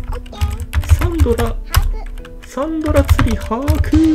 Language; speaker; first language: Japanese; native; Japanese